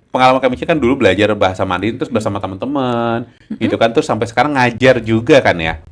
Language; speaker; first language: Indonesian; native; Indonesian